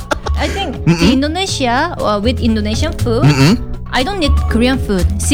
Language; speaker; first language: English; non-native, learner; Korean